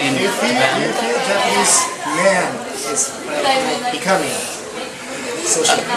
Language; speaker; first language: English; non-native, learner; Japanese